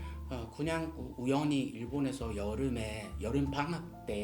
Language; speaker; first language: Korean; non-native, learner; Japanese